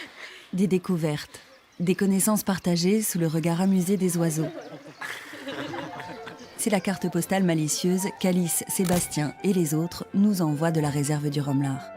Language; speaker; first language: French; native; French